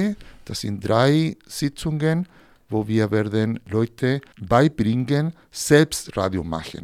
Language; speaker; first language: German; non-native, fluent; Spanish